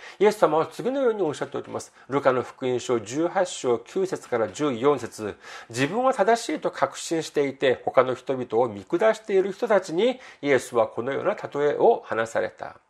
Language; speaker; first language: Japanese; non-native, fluent; Korean